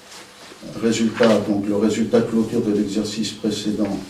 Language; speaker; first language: French; native; French